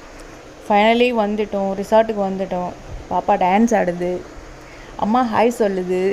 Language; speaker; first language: Tamil; non-native, local second language; Telugu